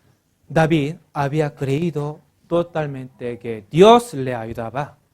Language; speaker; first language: Spanish; non-native, learner; Korean